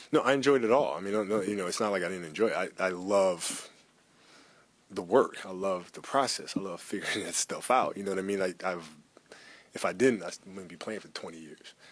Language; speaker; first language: English; early bilingual, other home language; Italian